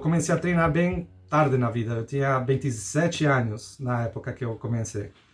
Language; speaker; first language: Portuguese; non-native, fluent; Spanish